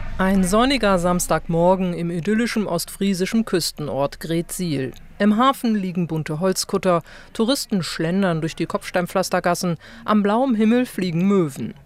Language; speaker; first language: German; native; German